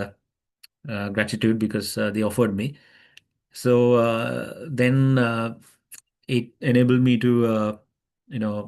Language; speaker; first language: English; non-native, local second language; Sinhala